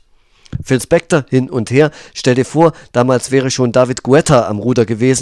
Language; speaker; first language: German; native; German